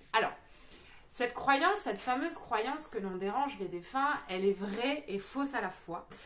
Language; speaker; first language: French; native; French